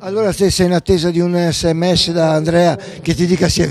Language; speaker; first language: Italian; native; Italian